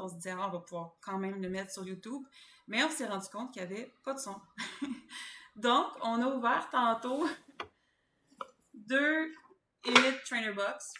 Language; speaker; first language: French; native; French